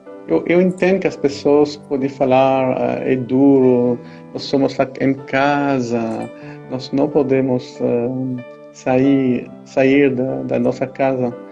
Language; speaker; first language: Portuguese; non-native, fluent; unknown